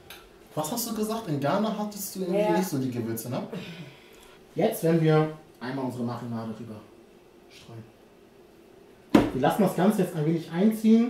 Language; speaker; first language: German; early bilingual, other home language; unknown